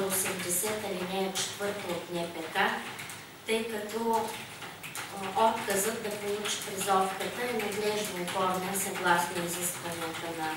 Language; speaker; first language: Bulgarian; native; Bulgarian